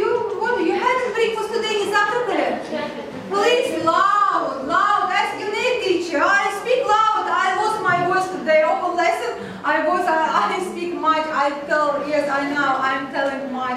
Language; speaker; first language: English; non-native, learner; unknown